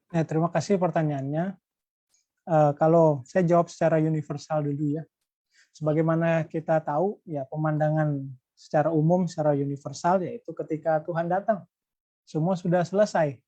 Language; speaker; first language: Indonesian; native; Indonesian